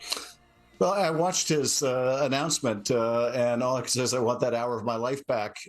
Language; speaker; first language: English; native; English